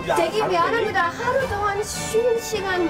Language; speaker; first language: Korean; non-native, learner; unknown